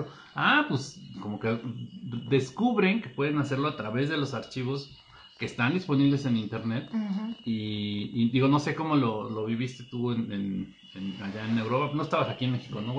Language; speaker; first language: Spanish; native; Spanish